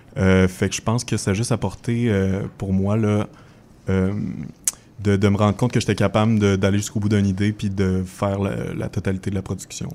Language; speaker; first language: French; native; French